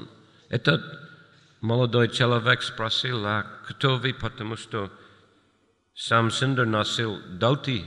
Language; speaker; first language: Russian; non-native, fluent; English